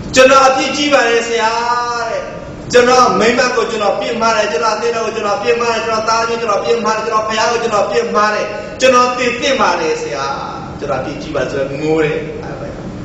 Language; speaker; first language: Burmese; non-native, local second language; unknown